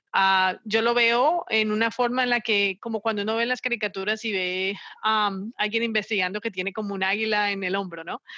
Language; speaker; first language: Spanish; native; Spanish